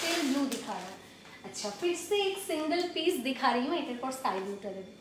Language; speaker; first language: Hindi; non-native, local second language; Bangla